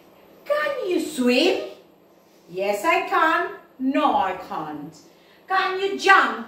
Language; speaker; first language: English; non-native, fluent; Spanish